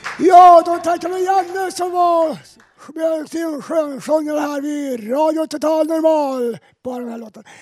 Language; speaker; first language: Swedish; native; Swedish